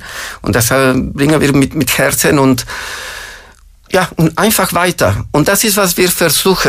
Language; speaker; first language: German; non-native, fluent; Spanish